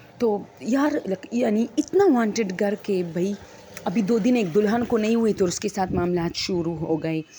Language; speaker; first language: Urdu; non-native, local second language; Pashto